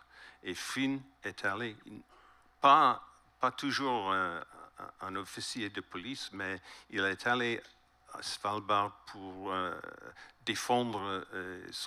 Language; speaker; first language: French; non-native, learner; English